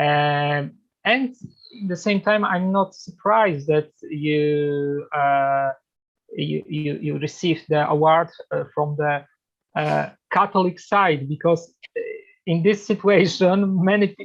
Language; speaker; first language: English; non-native, fluent; Polish